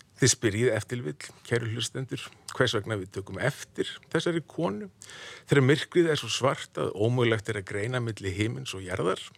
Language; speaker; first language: Icelandic; native; Icelandic